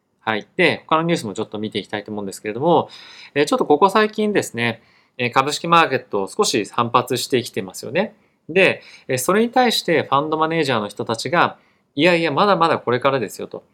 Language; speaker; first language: Japanese; native; Japanese